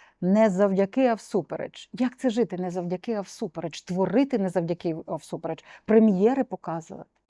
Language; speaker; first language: Ukrainian; native; Ukrainian